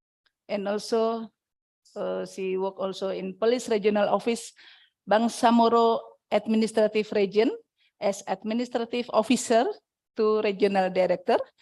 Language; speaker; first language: English; non-native, fluent; Indonesian